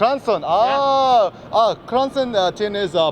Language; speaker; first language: Spanish; non-native, learner; English